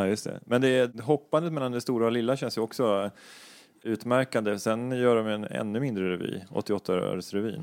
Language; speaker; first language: Swedish; native; Swedish